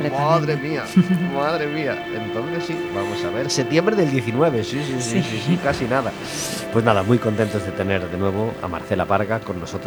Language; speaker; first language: Spanish; native; Spanish